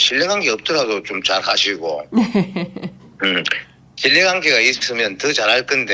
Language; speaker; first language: Korean; native; Korean